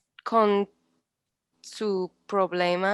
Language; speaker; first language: Spanish; non-native, learner; English